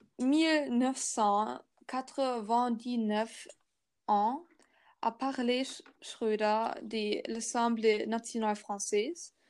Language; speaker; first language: French; non-native, learner; German